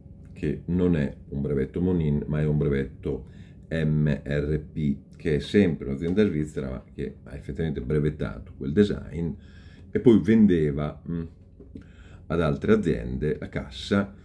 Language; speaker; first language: Italian; native; Italian